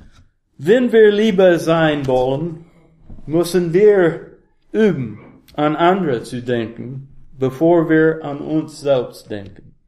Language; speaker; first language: German; non-native, learner; English